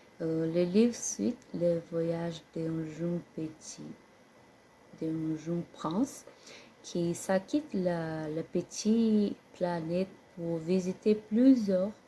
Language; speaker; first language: French; non-native, learner; Portuguese